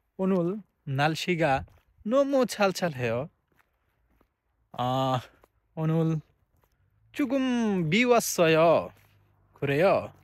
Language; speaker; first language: Korean; non-native, learner; Bangla